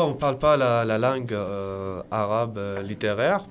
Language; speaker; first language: French; non-native, fluent; Arabic